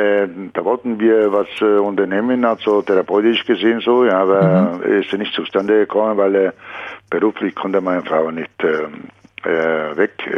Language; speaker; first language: German; non-native, fluent; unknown